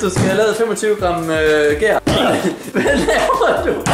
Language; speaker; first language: Danish; native; Danish